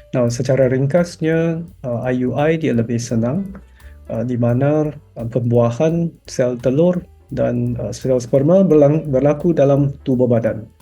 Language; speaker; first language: Malay; non-native, local second language; Chinese